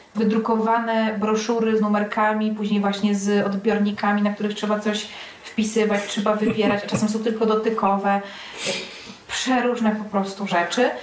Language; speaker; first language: Polish; native; Polish